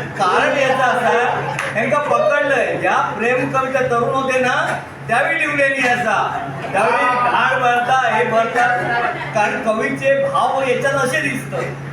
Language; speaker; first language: Marathi; native; Marathi